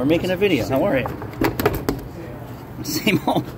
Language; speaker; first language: English; native; English